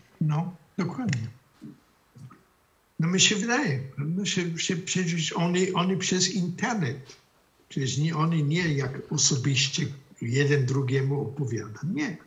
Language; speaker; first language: Polish; non-native, fluent; German